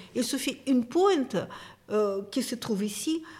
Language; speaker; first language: French; non-native, fluent; Russian